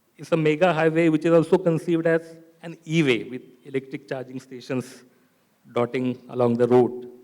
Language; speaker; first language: English; non-native, local second language; Marathi